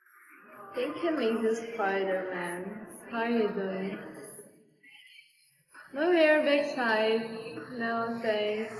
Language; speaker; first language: English; non-native, fluent; Russian